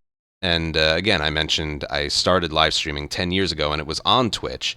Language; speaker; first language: English; native; English